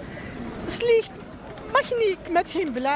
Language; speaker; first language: Dutch; non-native, learner; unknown